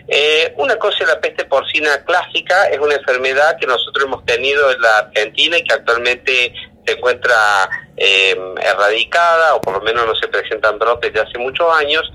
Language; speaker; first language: Spanish; native; Spanish